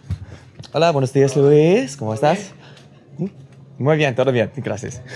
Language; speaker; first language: Spanish; non-native, learner; English